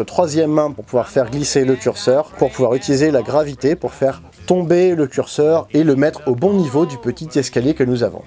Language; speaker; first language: French; native; French